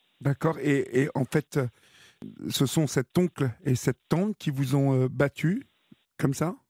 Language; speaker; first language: French; native; French